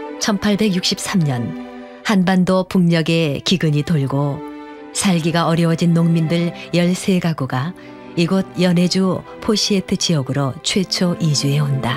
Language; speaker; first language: Korean; native; Korean